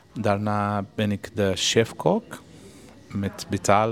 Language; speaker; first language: Dutch; non-native, learner; Arabic